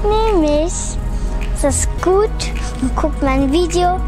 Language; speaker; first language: German; early bilingual, other home language; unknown